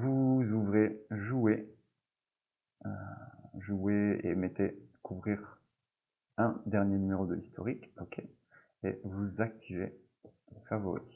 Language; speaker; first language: French; native; French